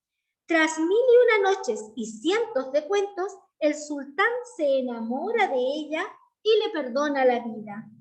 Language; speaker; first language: Spanish; native; Spanish